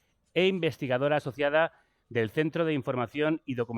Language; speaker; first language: Spanish; native; Spanish